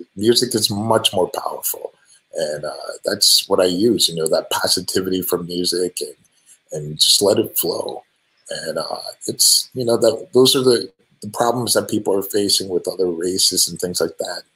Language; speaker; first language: English; native; English